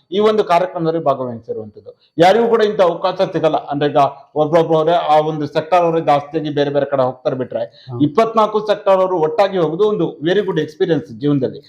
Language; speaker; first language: Kannada; native; Kannada